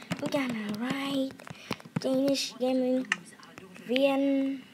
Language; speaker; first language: English; non-native, learner; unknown